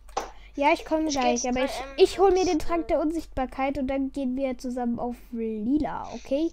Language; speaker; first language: German; native; German